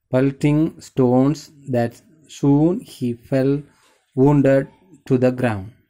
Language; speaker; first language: English; non-native, local second language; Tamil